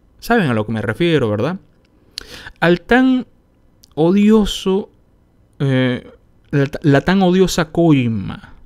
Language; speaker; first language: Spanish; native; Spanish